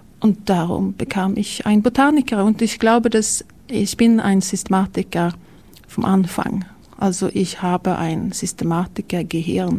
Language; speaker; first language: German; non-native, learner; Swedish